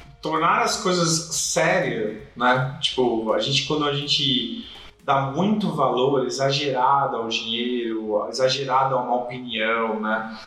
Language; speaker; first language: Portuguese; native; Portuguese